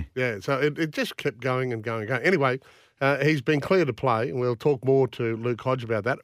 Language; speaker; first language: English; native; English